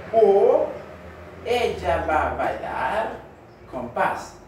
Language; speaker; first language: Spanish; non-native, learner; Haitian Creole